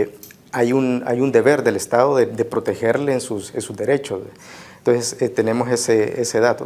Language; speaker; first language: Spanish; native; Spanish